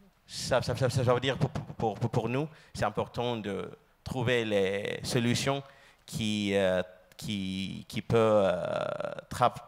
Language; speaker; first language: French; non-native, learner; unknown